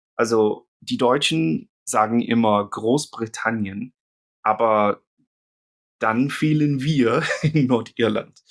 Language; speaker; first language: German; non-native, fluent; English